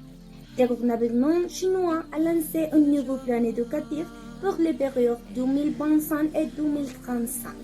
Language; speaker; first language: French; non-native, learner; Spanish